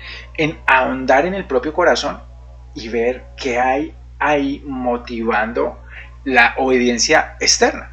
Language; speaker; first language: Spanish; native; Spanish